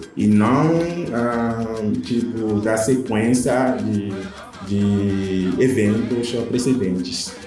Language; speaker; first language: Portuguese; non-native, fluent; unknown